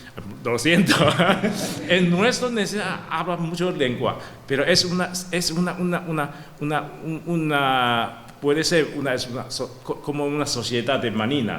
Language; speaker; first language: Spanish; non-native, learner; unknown